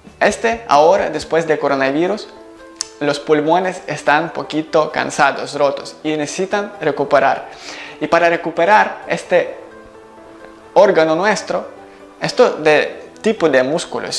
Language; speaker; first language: Spanish; non-native, learner; Ukrainian